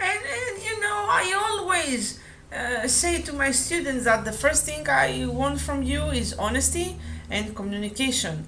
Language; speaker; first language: English; non-native, fluent; Greek